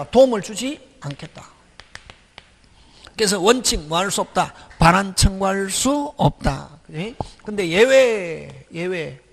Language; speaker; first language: Korean; native; Korean